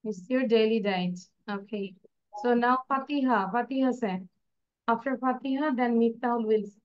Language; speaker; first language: English; non-native, local second language; Bangla